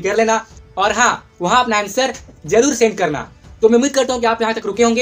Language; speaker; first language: Hindi; native; Hindi